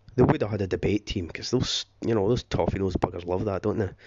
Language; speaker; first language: English; native; English